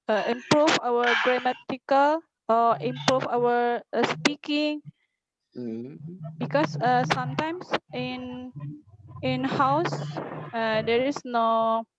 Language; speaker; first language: English; non-native, learner; Indonesian